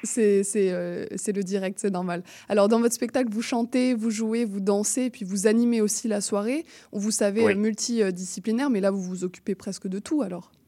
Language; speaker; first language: French; native; French